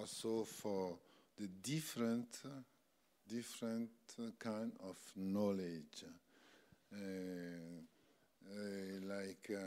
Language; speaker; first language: English; non-native, learner; French